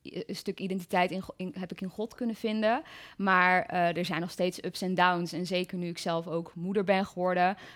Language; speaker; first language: Dutch; native; Dutch